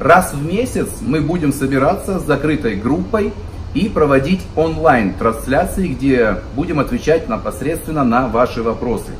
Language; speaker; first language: Russian; native; Russian